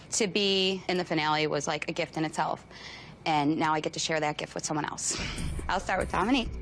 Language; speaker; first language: English; native; English